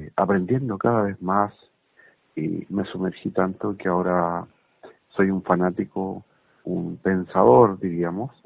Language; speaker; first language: Spanish; non-native, local second language; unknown